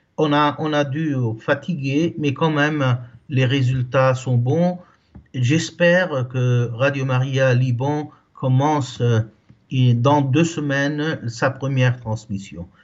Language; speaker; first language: French; non-native, local second language; Arabic